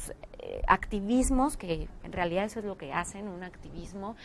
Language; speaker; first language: Spanish; native; Spanish